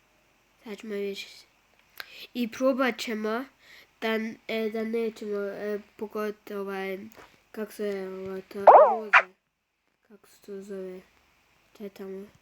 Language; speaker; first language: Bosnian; early bilingual, heritage; Bosnian